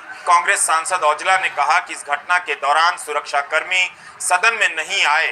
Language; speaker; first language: Hindi; native; Hindi